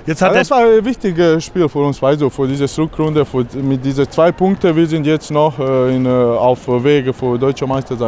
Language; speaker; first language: German; non-native, learner; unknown